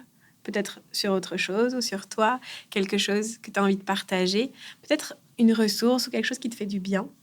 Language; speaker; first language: French; native; French